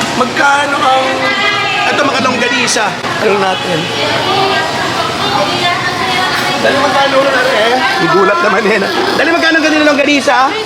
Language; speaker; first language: Filipino; native; Filipino